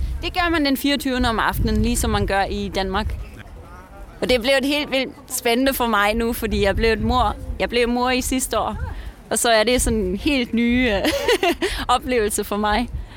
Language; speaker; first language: Danish; non-native, fluent; German